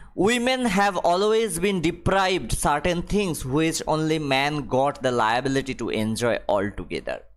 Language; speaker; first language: English; non-native, local second language; Bangla